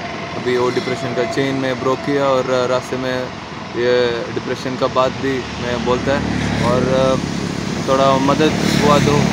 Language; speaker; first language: Hindi; non-native, local second language; Malayalam